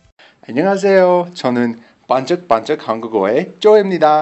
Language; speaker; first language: Korean; non-native, learner; English